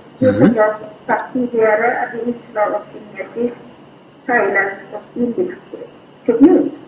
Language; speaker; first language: Swedish; non-native, fluent; Thai